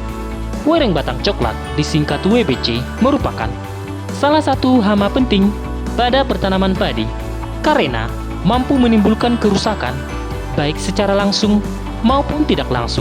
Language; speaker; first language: Indonesian; native; Indonesian